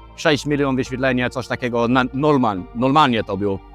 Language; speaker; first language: Polish; non-native, learner; English